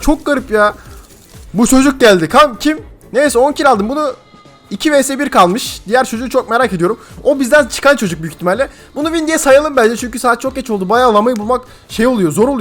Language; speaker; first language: Turkish; native; Turkish